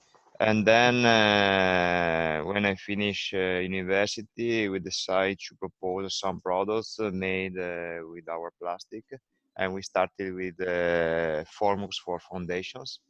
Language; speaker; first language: English; non-native, learner; Italian